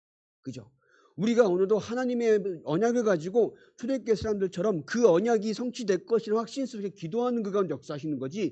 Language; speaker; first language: Korean; native; Korean